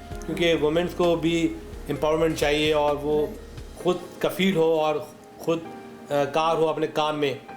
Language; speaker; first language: Urdu; native; Urdu